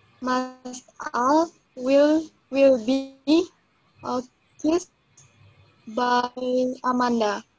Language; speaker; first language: English; non-native, learner; Indonesian